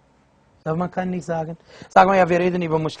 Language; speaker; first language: German; non-native, fluent; Arabic